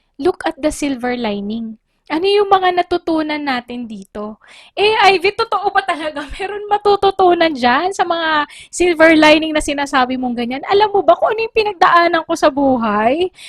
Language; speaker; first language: Filipino; native; Filipino